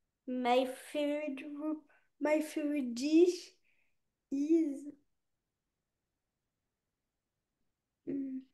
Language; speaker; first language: English; non-native, learner; French